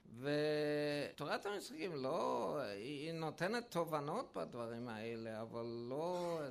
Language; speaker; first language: Hebrew; non-native, fluent; English